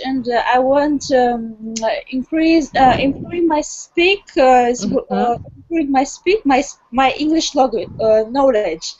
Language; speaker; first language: English; non-native, learner; Russian